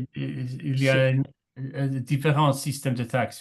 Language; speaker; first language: French; non-native, learner; English